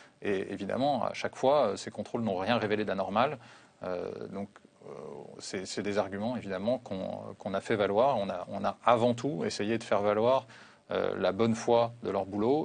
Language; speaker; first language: French; native; French